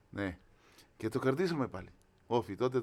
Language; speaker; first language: Greek; non-native, learner; Spanish